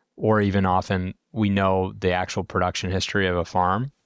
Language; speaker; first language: English; native; English